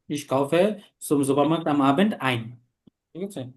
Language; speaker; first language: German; non-native, learner; Bangla